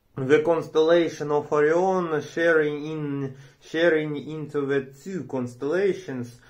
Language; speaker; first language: English; non-native, learner; Romanian